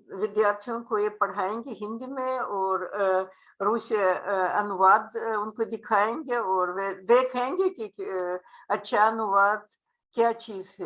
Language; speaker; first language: Hindi; non-native, fluent; Russian